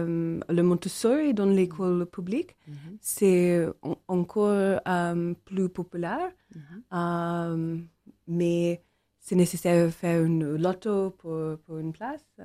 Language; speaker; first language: French; non-native, learner; English